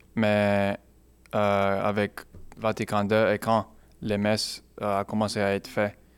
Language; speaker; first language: French; non-native, local second language; English